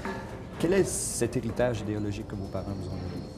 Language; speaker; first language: French; native; French